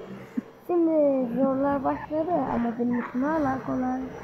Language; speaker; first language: Turkish; early bilingual, heritage; Turkish